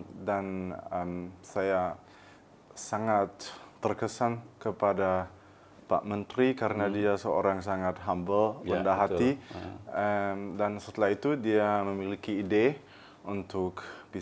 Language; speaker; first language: Indonesian; early bilingual, heritage; German